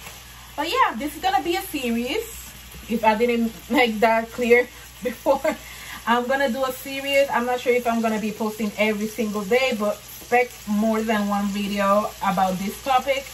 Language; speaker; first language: English; non-native, fluent; Spanish